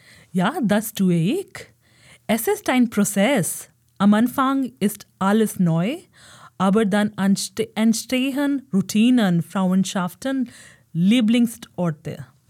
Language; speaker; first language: German; non-native, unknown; Hindi